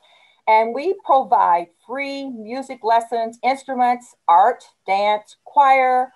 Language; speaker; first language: English; native; English